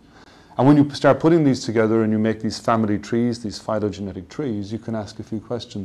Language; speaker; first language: English; native; English